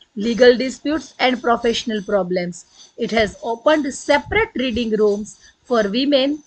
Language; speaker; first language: English; non-native, local second language; Gujarati